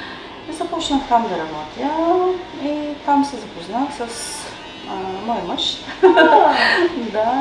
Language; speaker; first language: Bulgarian; non-native, local second language; Turkish